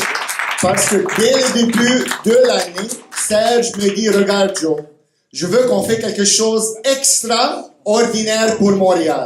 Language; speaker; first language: French; non-native, fluent; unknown